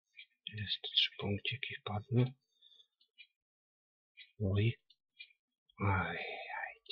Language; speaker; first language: Polish; native; Polish